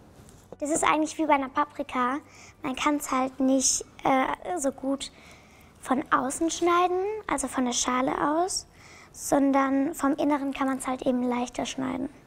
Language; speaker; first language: German; native; German